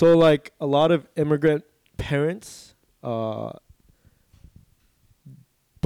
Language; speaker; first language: English; early bilingual, other home language; Korean